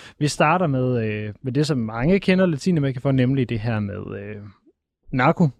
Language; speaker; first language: Danish; native; Danish